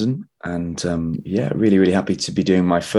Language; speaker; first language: English; native; English